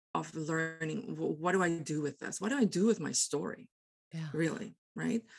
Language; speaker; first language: English; non-native, local second language; Afrikaans